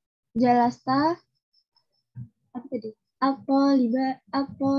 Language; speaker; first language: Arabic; non-native, learner; Indonesian